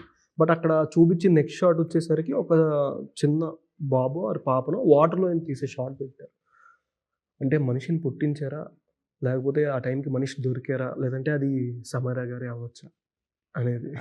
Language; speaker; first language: Telugu; native; Telugu